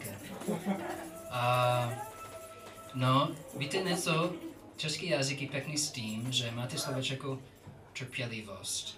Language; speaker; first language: Czech; non-native, learner; English